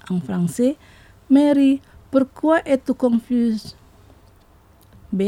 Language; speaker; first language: French; non-native, fluent; Indonesian